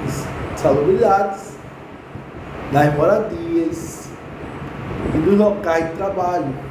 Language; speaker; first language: Portuguese; native; Portuguese